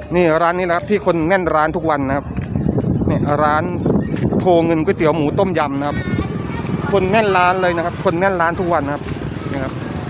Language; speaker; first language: Thai; native; Thai